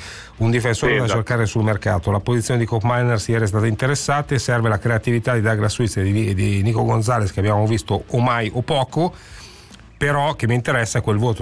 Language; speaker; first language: Italian; native; Italian